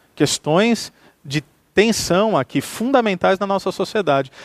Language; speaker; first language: Portuguese; native; Portuguese